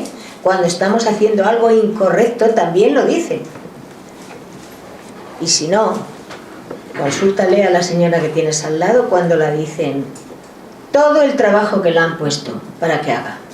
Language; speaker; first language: Spanish; native; Spanish